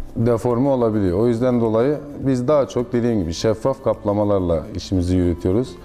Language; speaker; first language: Turkish; native; Turkish